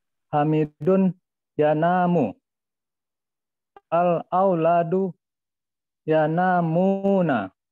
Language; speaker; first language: Arabic; non-native, learner; Indonesian